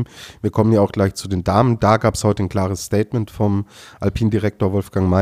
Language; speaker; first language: German; native; German